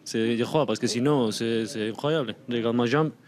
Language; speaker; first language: French; non-native, fluent; Spanish